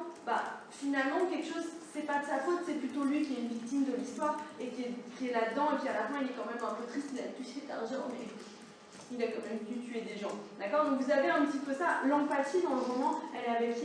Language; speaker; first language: French; native; French